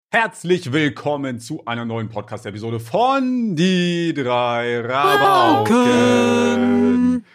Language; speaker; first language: German; native; German